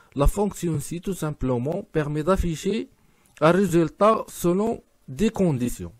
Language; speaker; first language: French; non-native, local second language; Arabic